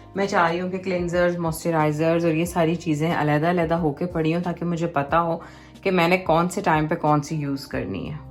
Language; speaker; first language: Urdu; native; Urdu